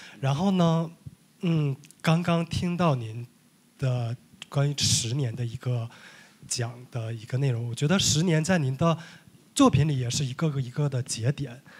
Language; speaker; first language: Chinese; native; Chinese